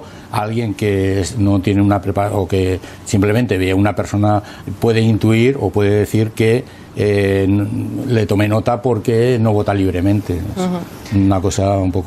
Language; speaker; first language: Spanish; native; Spanish